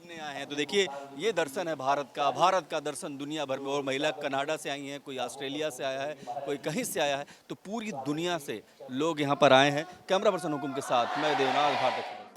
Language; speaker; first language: Hindi; native; Hindi